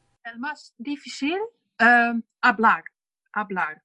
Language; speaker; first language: Spanish; non-native, learner; Dutch